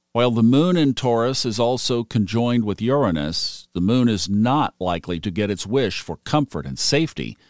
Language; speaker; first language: English; native; English